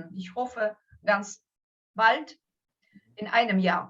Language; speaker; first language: German; non-native, fluent; Ukrainian